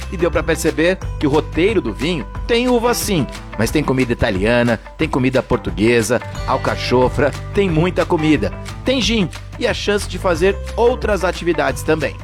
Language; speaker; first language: Portuguese; native; Portuguese